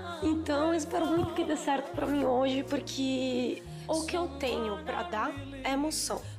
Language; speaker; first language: Portuguese; non-native, fluent; Italian